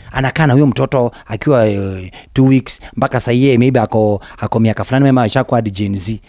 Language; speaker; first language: Swahili; non-native, local second language; Luyia